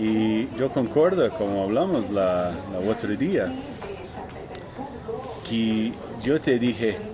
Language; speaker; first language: Spanish; non-native, fluent; Portuguese